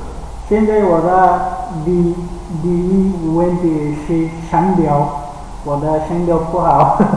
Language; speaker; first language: Chinese; non-native, learner; Bangla